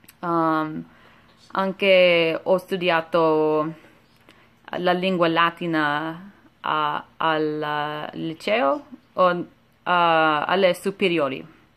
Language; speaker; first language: Italian; non-native, learner; English